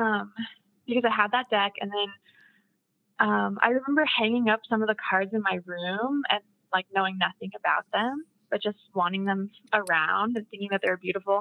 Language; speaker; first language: English; native; English